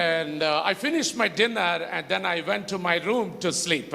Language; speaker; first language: English; non-native, local second language; Telugu